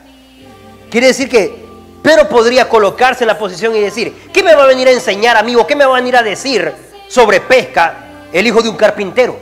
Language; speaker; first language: Spanish; native; Spanish